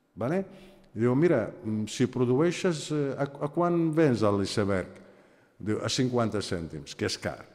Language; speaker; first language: Catalan; non-native, fluent; Aramaic